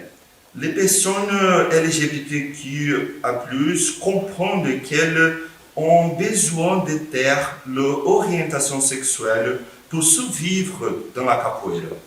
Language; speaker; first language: French; non-native, fluent; Portuguese